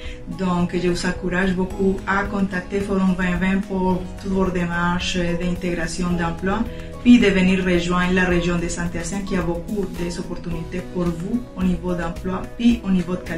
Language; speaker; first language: French; non-native, fluent; Spanish